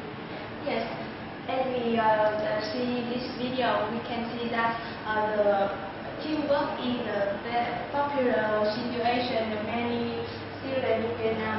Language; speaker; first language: English; non-native, learner; Vietnamese